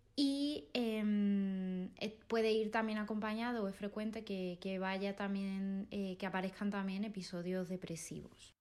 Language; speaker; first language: Spanish; native; Spanish